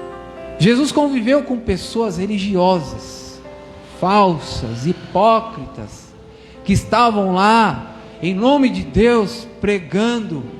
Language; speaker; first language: Portuguese; native; Portuguese